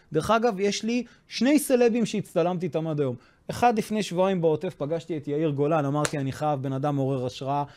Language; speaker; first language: Hebrew; non-native, fluent; English